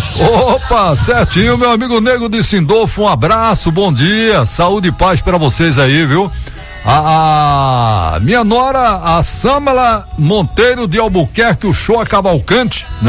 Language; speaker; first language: Portuguese; native; Portuguese